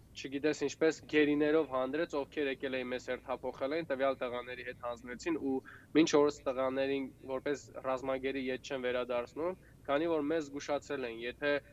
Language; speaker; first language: Armenian; native; Armenian